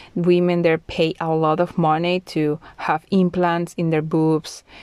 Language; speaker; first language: English; non-native, fluent; Spanish